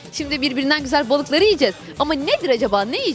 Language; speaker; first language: Turkish; native; Turkish